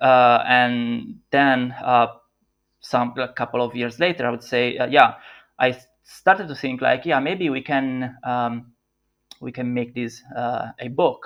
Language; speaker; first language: English; non-native, fluent; Italian